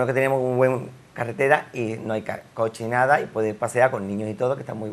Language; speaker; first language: Spanish; native; Spanish